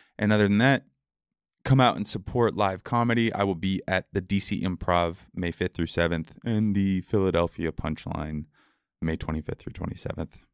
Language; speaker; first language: English; native; English